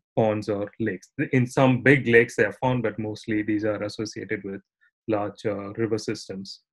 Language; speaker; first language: English; non-native, local second language; Tamil